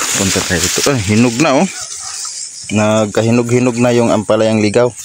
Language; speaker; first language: Filipino; non-native, local second language; Cebuano